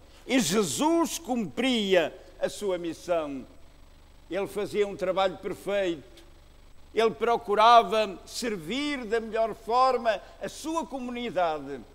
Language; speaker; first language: Portuguese; native; Portuguese